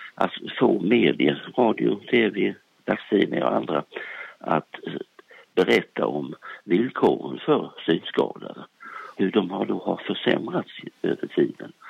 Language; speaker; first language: Swedish; native; Swedish